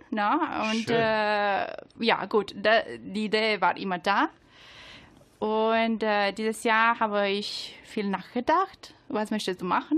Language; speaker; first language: German; non-native, learner; Italian